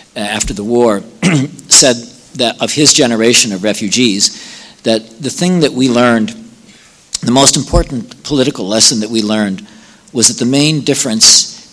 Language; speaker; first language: English; native; English